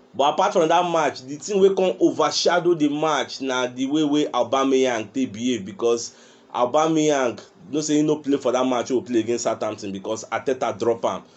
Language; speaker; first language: Nigerian Pidgin; non-native, local second language; Yoruba